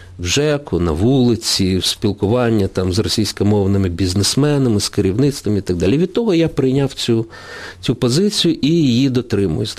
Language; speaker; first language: Ukrainian; non-native, local second language; Russian